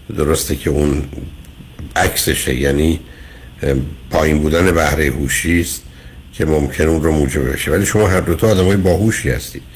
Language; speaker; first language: Persian; native; Persian